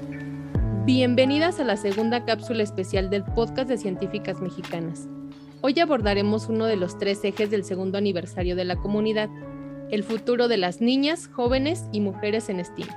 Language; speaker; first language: Spanish; native; Spanish